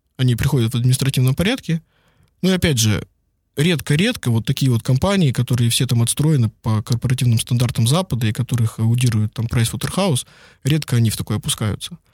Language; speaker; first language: Russian; native; Russian